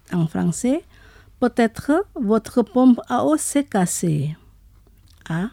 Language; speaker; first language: French; non-native, fluent; Indonesian